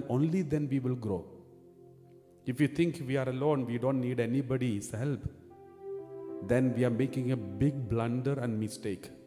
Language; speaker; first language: English; non-native, local second language; Malayalam